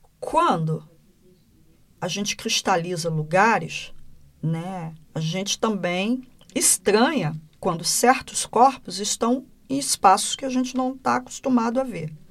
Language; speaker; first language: Portuguese; native; Portuguese